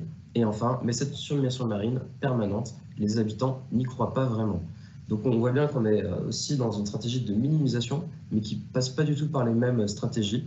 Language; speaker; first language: French; native; French